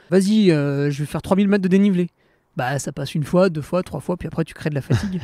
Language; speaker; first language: French; native; French